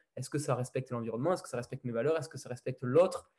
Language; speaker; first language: French; native; French